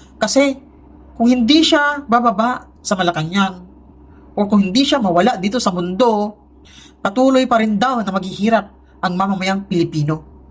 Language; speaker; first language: Filipino; non-native, local second language; Cebuano